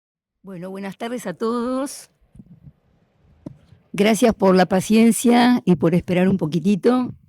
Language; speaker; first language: Spanish; native; Spanish